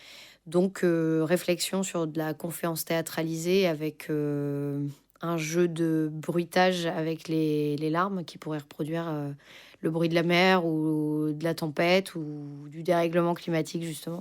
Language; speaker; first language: French; native; French